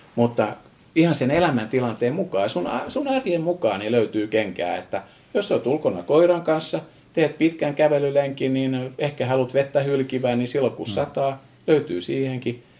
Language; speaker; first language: Finnish; non-native, fluent; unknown